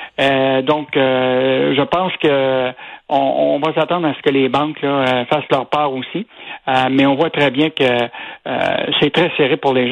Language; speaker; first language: French; native; French